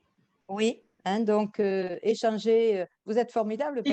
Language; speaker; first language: French; native; French